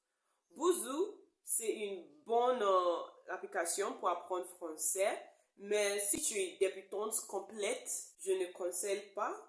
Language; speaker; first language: French; non-native, learner; English